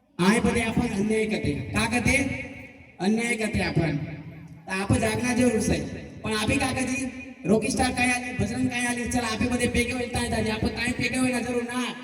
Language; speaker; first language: Gujarati; non-native, local second language; Vasavi